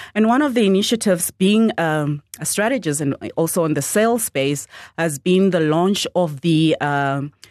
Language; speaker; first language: English; non-native, local second language; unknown